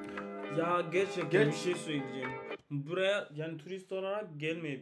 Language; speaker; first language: Turkish; non-native, learner; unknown